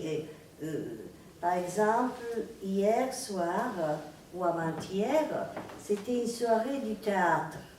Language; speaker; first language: French; non-native, fluent; Serbian